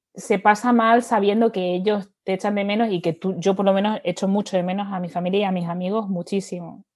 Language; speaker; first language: Spanish; native; Spanish